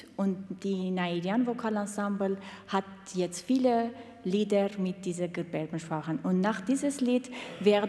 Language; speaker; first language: German; non-native, fluent; Armenian